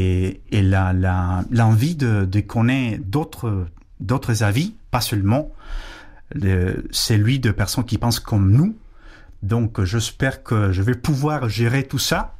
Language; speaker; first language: French; non-native, fluent; Spanish